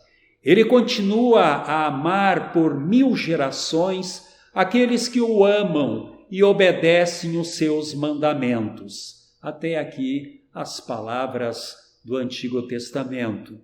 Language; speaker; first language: Portuguese; native; Portuguese